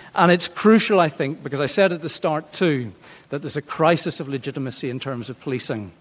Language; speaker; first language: English; native; English